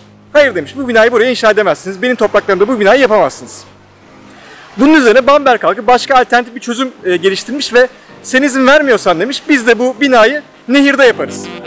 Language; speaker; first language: Turkish; native; Turkish